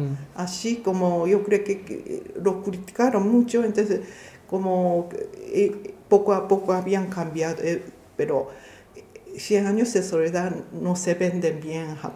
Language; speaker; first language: Spanish; non-native, fluent; Japanese